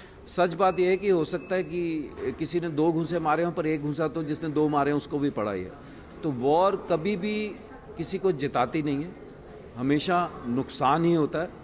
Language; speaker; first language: Hindi; native; Hindi